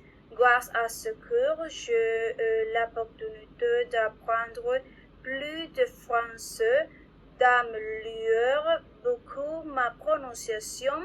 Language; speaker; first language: French; non-native, learner; Spanish